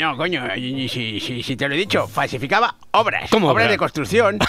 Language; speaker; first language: Spanish; native; Spanish